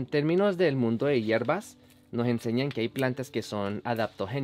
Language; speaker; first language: Spanish; native; Spanish